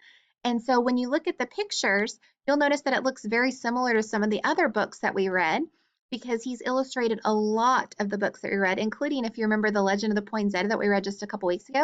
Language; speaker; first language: English; native; English